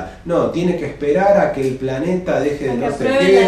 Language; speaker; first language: Spanish; native; Spanish